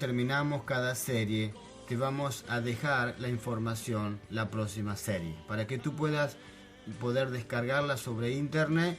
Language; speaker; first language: Spanish; non-native, fluent; French